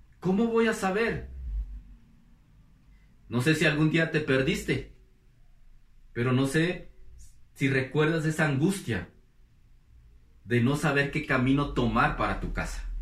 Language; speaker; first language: Spanish; native; Spanish